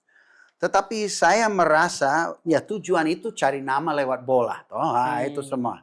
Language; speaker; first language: Indonesian; non-native, fluent; English